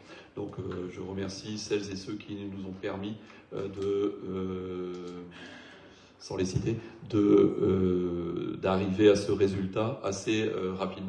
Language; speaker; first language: French; native; French